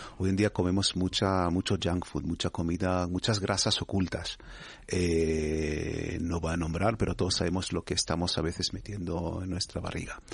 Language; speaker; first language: Spanish; non-native, fluent; Hebrew